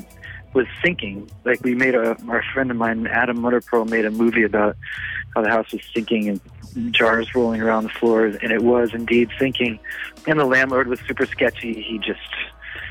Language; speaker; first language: English; native; English